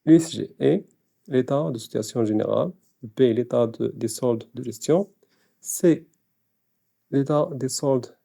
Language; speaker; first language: French; non-native, local second language; Arabic